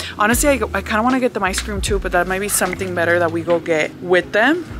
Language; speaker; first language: English; early bilingual, other home language; Spanish